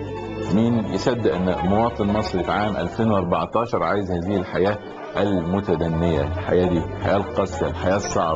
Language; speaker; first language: Arabic; native; Arabic